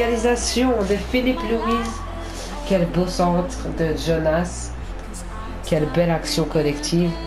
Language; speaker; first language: French; native; French